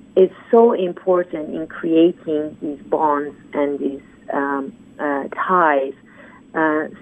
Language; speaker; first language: English; non-native, fluent; Persian